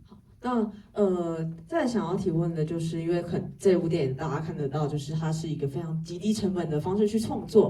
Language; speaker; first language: Chinese; native; Chinese